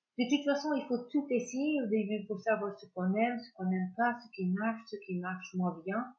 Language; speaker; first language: French; non-native, fluent; English